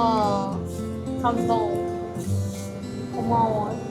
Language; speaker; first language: Korean; non-native, learner; Japanese